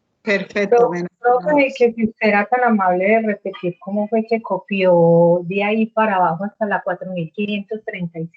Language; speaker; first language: Spanish; native; Spanish